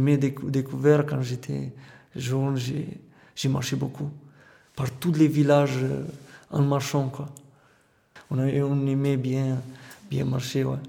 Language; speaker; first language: French; non-native, fluent; Romanian